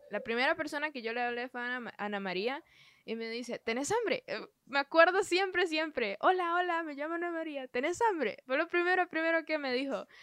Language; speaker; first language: Spanish; native; Spanish